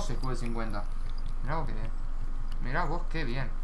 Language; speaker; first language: Spanish; native; Spanish